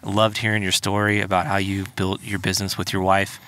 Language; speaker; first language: English; native; English